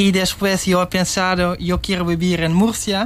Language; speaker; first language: Spanish; non-native, learner; Dutch